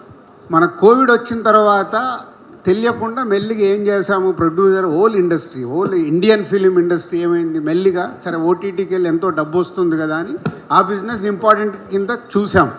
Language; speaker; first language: Telugu; native; Telugu